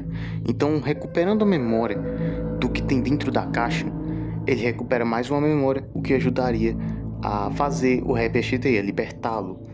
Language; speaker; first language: Portuguese; native; Portuguese